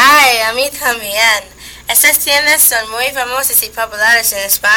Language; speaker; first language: Spanish; non-native, learner; English